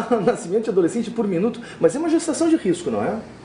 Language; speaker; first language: Portuguese; native; Portuguese